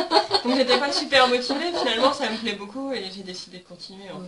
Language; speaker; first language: French; native; French